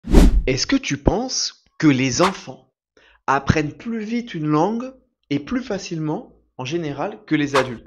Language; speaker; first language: French; native; French